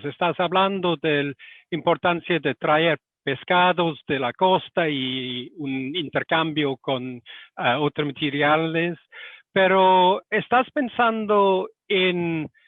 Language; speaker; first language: Spanish; non-native, fluent; English